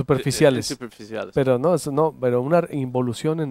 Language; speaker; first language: Spanish; native; Spanish